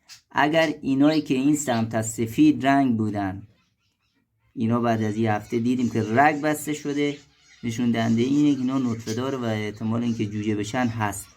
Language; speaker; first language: Persian; native; Persian